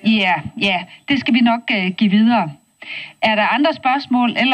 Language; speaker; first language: Danish; native; Danish